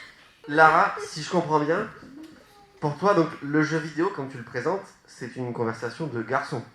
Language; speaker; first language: French; native; French